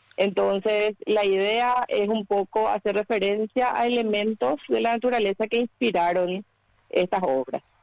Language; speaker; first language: Spanish; native; Spanish